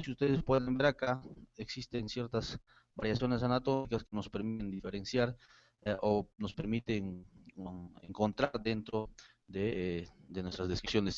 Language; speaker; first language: Spanish; native; Spanish